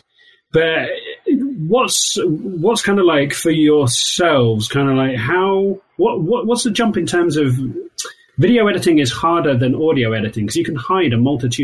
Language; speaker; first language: English; native; English